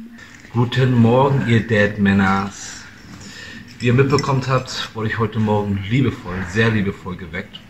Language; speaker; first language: German; native; German